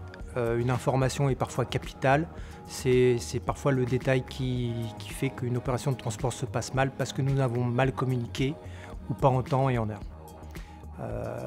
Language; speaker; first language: French; native; French